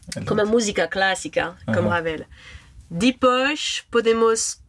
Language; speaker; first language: Portuguese; non-native, learner; French